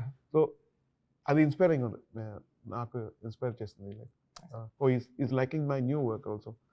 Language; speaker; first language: Telugu; non-native, learner; Tamil